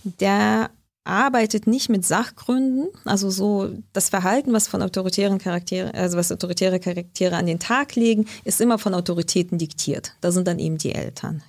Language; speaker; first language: German; early bilingual, other home language; Russian